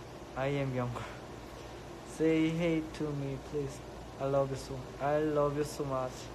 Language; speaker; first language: English; non-native, learner; Korean